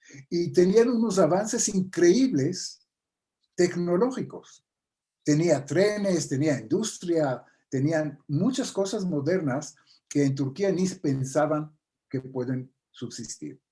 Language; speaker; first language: Spanish; non-native, fluent; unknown